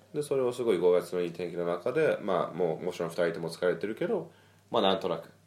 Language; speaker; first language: Japanese; non-native, fluent; English